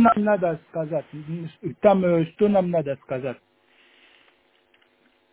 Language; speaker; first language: Russian; non-native, learner; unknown